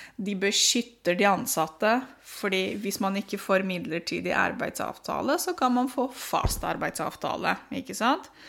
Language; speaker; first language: Norwegian; non-native, fluent; Romanian